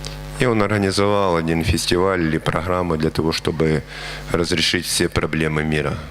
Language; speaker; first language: Russian; native; Russian